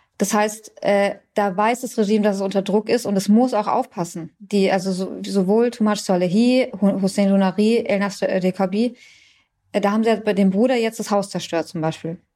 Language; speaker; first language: German; early bilingual, other home language; Persian